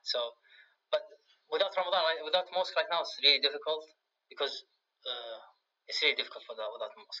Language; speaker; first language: English; non-native, fluent; Arabic